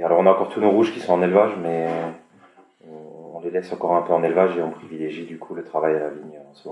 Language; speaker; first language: French; native; French